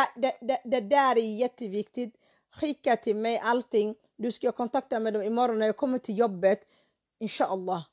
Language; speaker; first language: Swedish; non-native, fluent; Somali